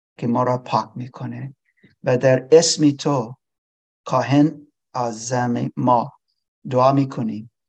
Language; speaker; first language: Persian; non-native, learner; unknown